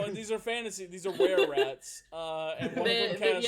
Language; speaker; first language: English; native; English